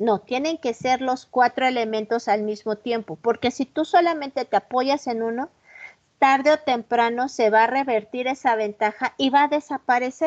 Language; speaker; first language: Spanish; native; Spanish